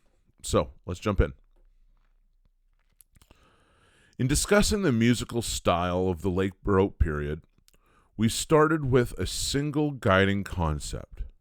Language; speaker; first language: English; native; English